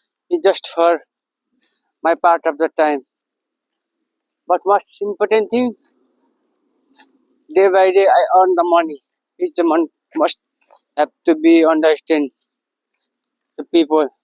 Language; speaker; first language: English; non-native, learner; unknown